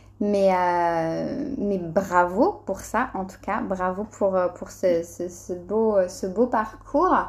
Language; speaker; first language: French; native; French